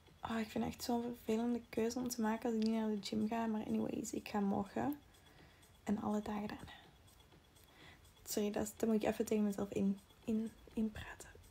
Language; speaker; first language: Dutch; native; Dutch